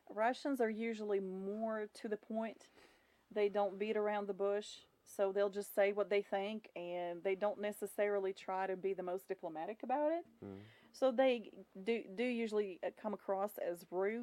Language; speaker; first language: English; non-native, fluent; Russian